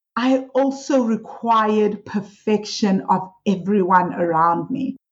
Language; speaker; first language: English; non-native, local second language; Swati